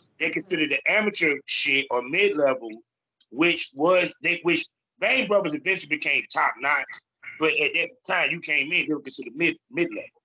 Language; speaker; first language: English; native; English